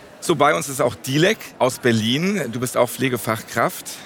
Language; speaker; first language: German; native; German